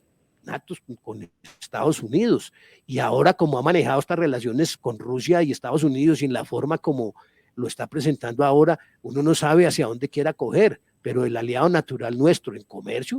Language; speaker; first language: Spanish; native; Spanish